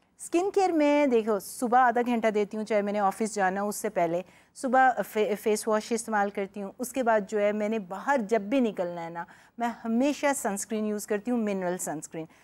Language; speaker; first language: Urdu; non-native, local second language; Punjabi